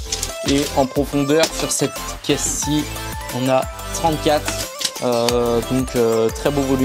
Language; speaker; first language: French; native; French